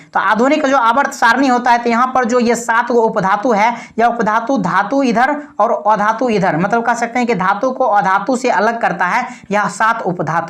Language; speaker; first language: Hindi; native; Hindi